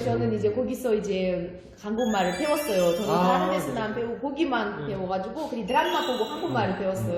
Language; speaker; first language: Korean; non-native, fluent; Uzbek